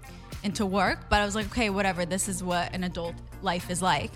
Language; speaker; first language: English; non-native, fluent; Hebrew